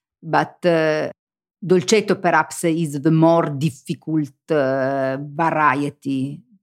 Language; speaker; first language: English; non-native, learner; Italian